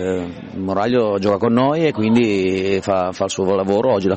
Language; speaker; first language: Italian; native; Italian